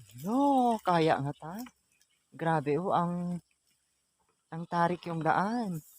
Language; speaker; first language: Filipino; non-native, local second language; Iloko